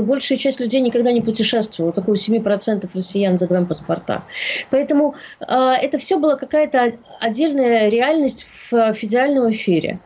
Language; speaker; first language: Russian; native; Russian